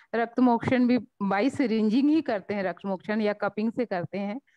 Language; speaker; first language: Hindi; native; Hindi